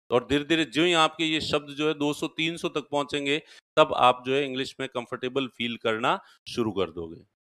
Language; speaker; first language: Hindi; non-native, local second language; Marwari